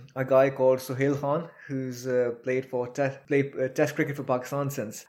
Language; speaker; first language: English; non-native, local second language; Urdu